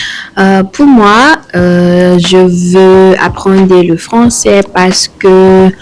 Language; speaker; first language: French; non-native, learner; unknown